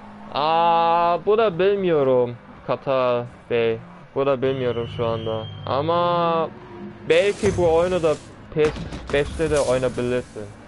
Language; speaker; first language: Turkish; early bilingual, other home language; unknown